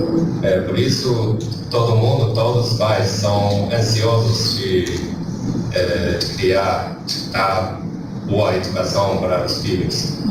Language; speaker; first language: Portuguese; non-native, learner; Chinese